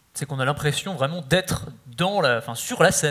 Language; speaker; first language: French; native; French